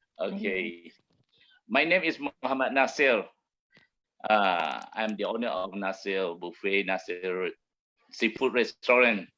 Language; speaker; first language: English; non-native, learner; Malay